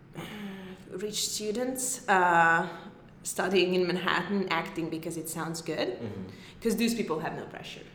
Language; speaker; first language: English; non-native, fluent; Hungarian